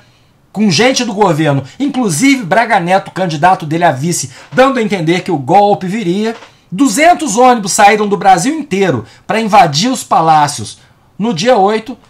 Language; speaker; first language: Portuguese; native; Portuguese